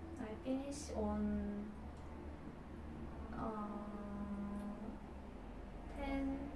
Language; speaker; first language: English; non-native, learner; Korean